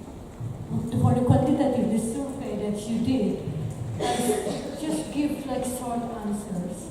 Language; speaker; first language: English; non-native, fluent; Indonesian